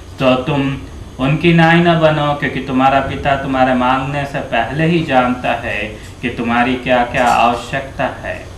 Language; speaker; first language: Hindi; native; Hindi